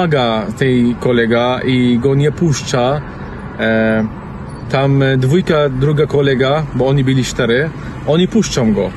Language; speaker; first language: Polish; non-native, learner; Central Kurdish